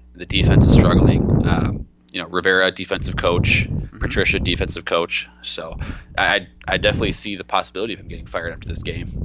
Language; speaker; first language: English; native; English